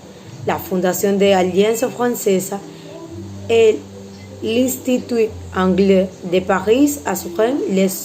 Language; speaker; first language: French; non-native, learner; Spanish